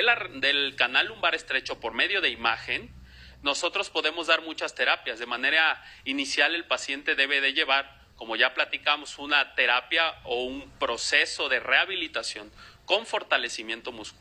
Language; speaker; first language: Spanish; native; Spanish